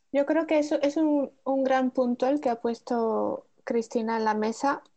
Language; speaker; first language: Spanish; native; Spanish